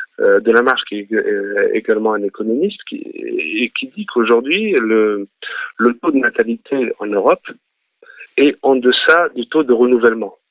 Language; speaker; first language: French; early bilingual, other home language; Arabic